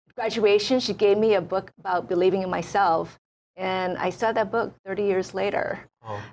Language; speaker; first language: English; native; English